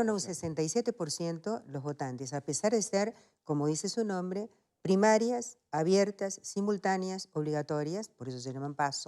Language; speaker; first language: Spanish; native; Spanish